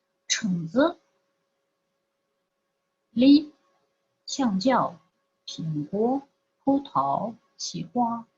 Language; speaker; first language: Chinese; non-native, fluent; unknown